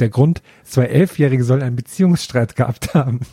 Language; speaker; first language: German; native; German